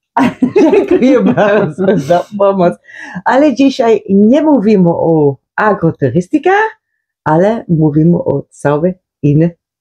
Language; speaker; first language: Polish; non-native, learner; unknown